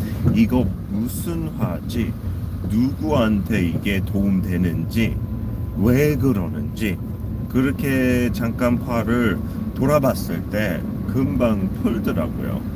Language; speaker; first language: Korean; non-native, fluent; English